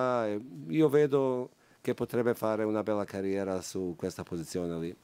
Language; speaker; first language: Italian; non-native, fluent; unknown